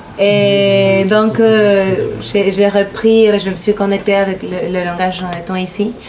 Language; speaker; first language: French; non-native, fluent; Spanish